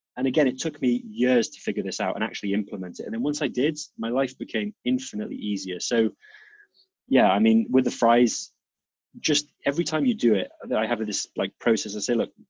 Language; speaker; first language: English; native; English